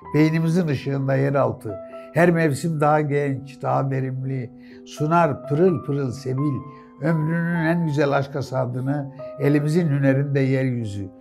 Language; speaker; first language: Turkish; native; Turkish